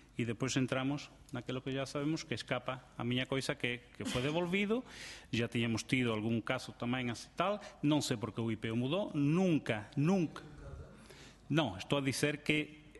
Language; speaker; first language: Portuguese; non-native, fluent; Spanish